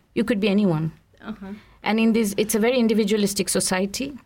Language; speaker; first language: English; non-native, local second language; Bangla